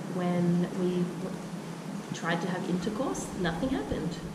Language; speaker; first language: English; native; English